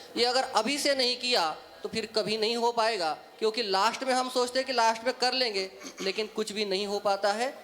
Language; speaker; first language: Hindi; non-native, local second language; Marathi